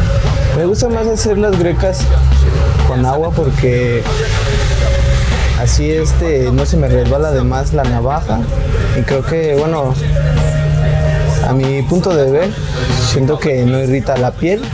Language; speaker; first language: Spanish; native; Spanish